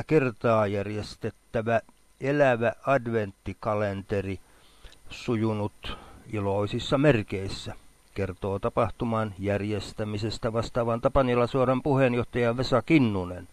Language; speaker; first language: Finnish; native; Finnish